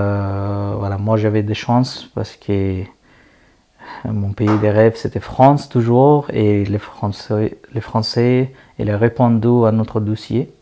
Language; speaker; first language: French; non-native, learner; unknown